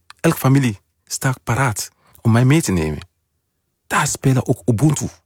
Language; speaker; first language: Dutch; non-native, fluent; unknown